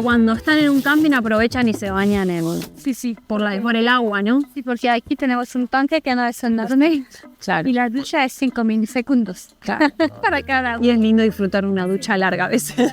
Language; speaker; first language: Spanish; native; Spanish